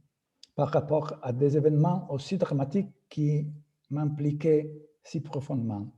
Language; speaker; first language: French; non-native, fluent; Italian